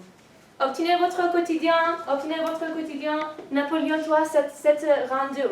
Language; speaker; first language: French; non-native, learner; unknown